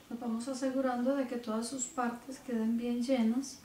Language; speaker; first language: Spanish; native; Spanish